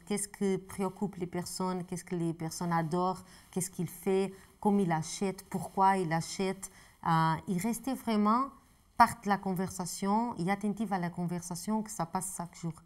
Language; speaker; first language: French; non-native, fluent; Portuguese